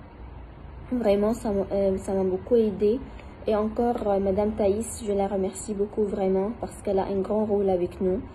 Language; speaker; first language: French; non-native, fluent; Arabic